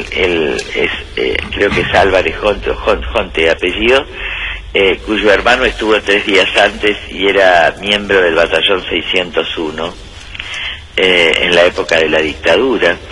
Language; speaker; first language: Spanish; native; Spanish